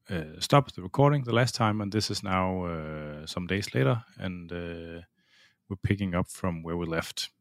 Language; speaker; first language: English; non-native, fluent; Danish